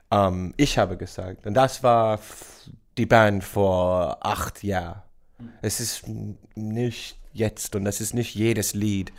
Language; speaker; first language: German; non-native, learner; English